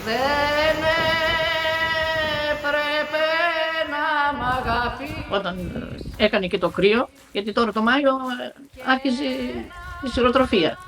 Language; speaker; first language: Greek; native; Greek